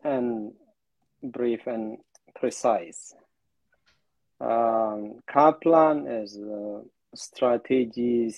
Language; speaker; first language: English; non-native, fluent; Amharic